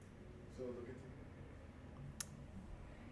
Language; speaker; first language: English; native; English